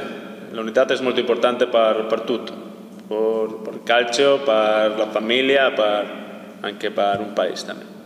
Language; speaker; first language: Italian; non-native, learner; Spanish